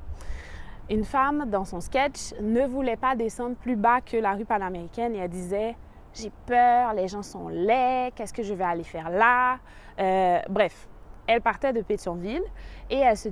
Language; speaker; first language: French; native; French